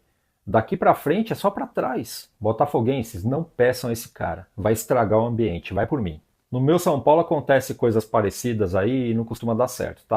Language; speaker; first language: Portuguese; native; Portuguese